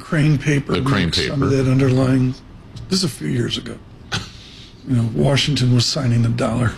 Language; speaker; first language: English; native; English